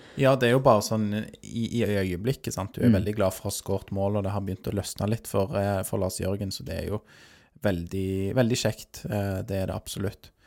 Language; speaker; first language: Norwegian; native; Norwegian